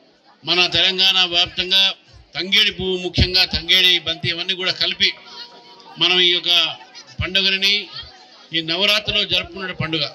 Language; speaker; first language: Telugu; native; Telugu